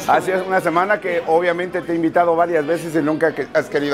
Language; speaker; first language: Spanish; native; Spanish